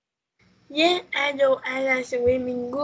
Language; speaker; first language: English; non-native, learner; Vietnamese